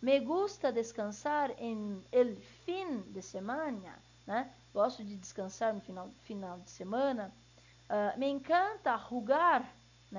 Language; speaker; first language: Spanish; non-native, learner; Portuguese